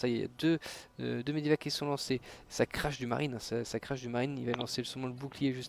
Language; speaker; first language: French; native; French